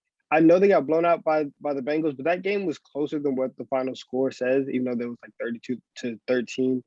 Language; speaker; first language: English; native; English